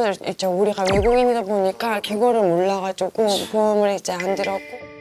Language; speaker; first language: Korean; non-native, fluent; Mongolian